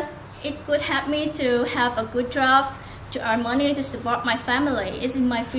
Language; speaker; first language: English; non-native, learner; Vietnamese